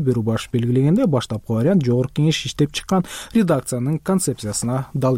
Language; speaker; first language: Kyrgyz; native; Kyrgyz